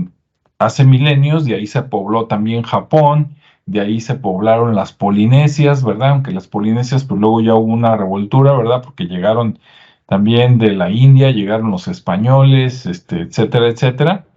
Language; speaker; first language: Spanish; native; Spanish